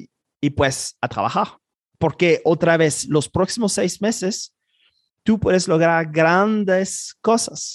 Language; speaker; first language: Spanish; non-native, fluent; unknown